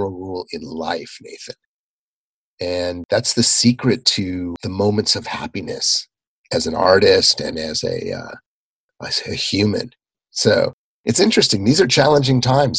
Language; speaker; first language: English; native; English